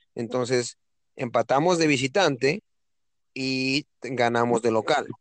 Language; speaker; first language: Spanish; native; Spanish